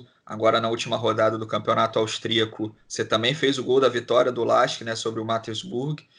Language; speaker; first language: Portuguese; native; Portuguese